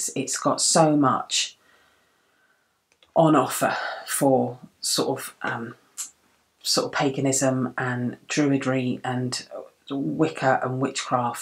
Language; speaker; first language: English; native; English